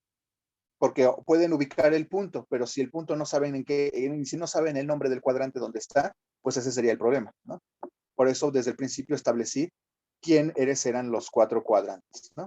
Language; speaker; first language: Spanish; native; Spanish